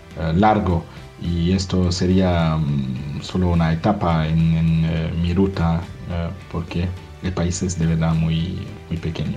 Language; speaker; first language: Spanish; non-native, fluent; German